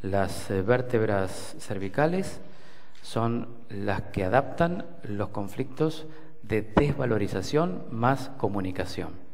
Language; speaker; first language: Spanish; native; Spanish